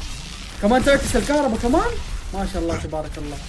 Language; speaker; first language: Arabic; native; Arabic